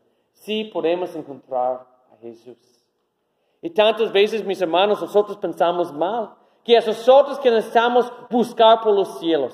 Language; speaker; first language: Spanish; non-native, learner; English